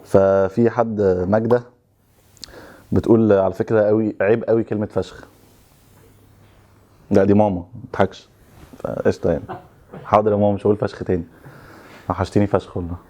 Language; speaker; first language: Arabic; native; Arabic